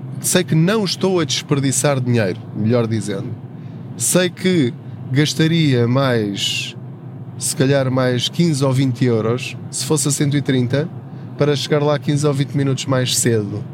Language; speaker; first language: Portuguese; native; Portuguese